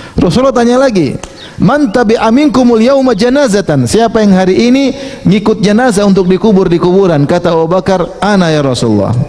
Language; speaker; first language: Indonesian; native; Indonesian